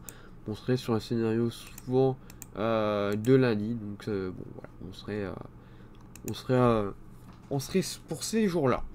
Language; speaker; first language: French; native; French